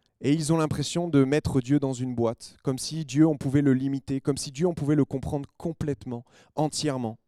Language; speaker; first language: French; native; French